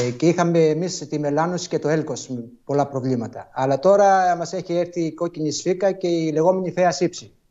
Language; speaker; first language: Greek; native; Greek